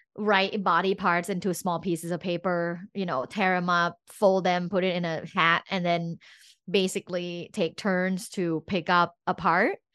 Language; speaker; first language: English; non-native, fluent; Thai